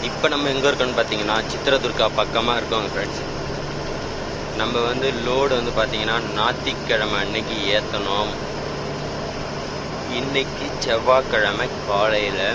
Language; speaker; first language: Tamil; native; Tamil